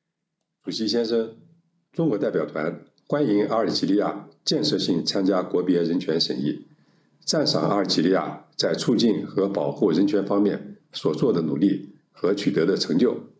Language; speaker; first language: Chinese; native; Chinese